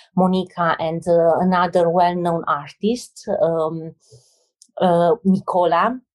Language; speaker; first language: English; non-native, fluent; Romanian